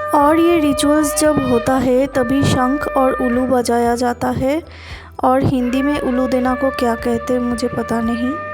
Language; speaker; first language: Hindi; non-native, local second language; Bangla